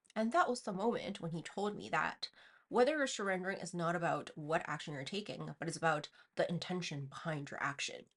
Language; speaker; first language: English; non-native, fluent; Chinese